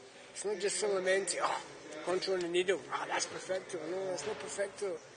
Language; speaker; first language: Spanish; non-native, learner; English